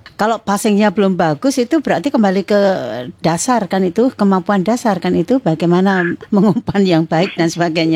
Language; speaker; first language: Indonesian; native; Indonesian